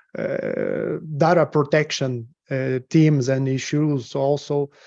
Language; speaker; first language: English; non-native, fluent; Portuguese